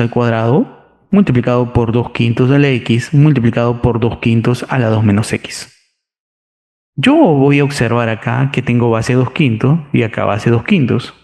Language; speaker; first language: Spanish; native; Spanish